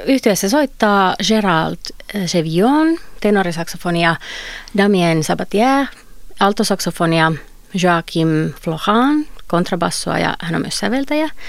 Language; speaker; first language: Finnish; native; Finnish